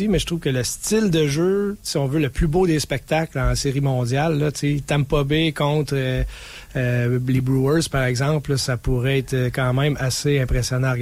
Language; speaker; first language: French; native; French